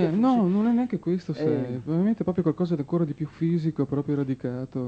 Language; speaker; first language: Italian; native; Italian